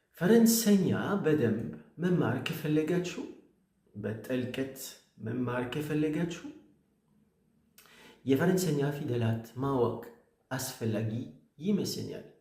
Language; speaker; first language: Amharic; non-native, learner; French